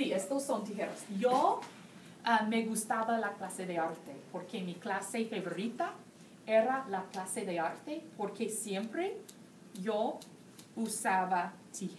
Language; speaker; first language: Spanish; non-native, learner; English